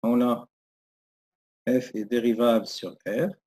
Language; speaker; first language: French; non-native, local second language; Arabic